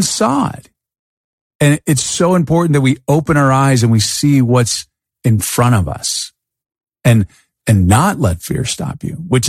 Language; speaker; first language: English; native; English